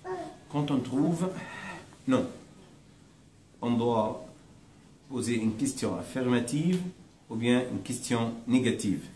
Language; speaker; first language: French; non-native, learner; Arabic